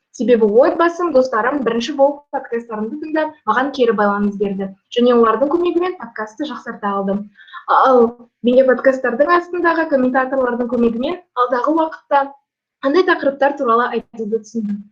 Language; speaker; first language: Kazakh; non-native, local second language; Russian